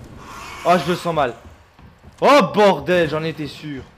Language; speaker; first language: French; native; French